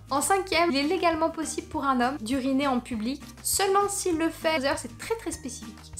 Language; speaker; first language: French; native; French